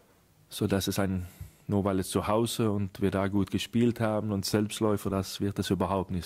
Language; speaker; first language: German; non-native, fluent; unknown